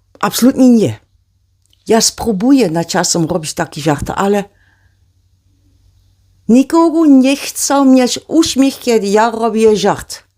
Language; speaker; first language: Polish; non-native, learner; Dutch